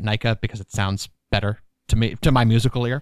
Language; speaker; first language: English; native; English